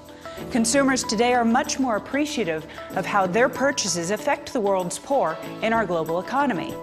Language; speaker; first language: English; native; English